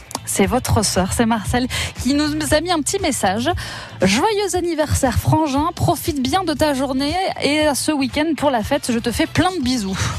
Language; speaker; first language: French; native; French